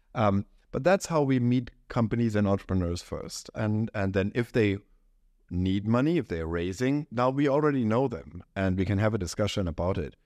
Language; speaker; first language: English; non-native, fluent; German